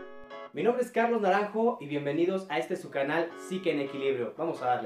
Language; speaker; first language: Spanish; native; Spanish